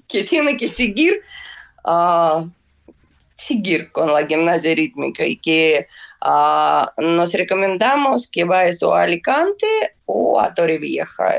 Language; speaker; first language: Spanish; non-native, learner; Russian